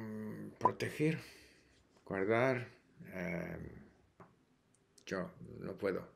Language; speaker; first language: Spanish; non-native, fluent; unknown